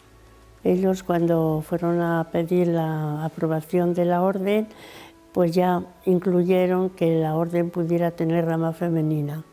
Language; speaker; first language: Spanish; native; Spanish